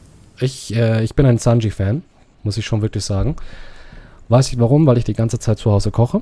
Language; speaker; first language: German; non-native, learner; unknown